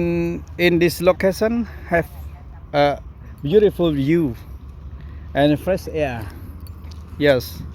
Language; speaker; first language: English; non-native, learner; Khmer